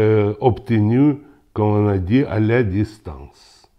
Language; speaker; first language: French; non-native, local second language; Ukrainian